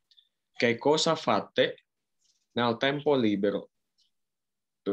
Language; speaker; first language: Italian; non-native, fluent; Indonesian